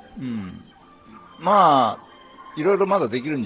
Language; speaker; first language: Japanese; native; Japanese